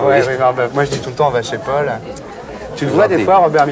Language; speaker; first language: French; native; French